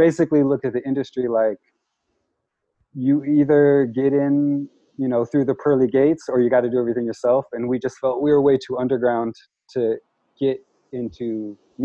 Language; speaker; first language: English; native; English